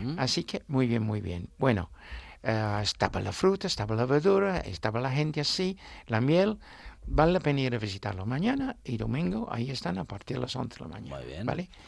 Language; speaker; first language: Spanish; non-native, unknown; English